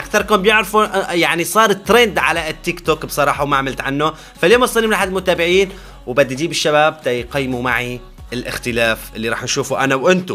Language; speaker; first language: Arabic; native; Arabic